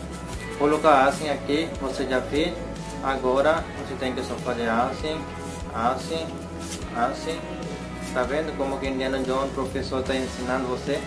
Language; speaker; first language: Portuguese; non-native, learner; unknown